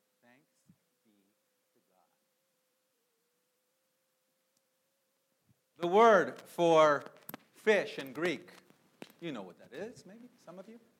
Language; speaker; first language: English; early bilingual, other home language; Spanish